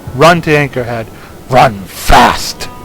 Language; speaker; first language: English; native; English